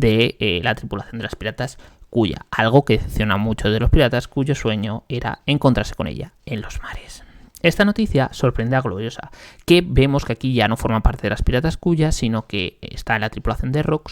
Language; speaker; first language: Spanish; native; Spanish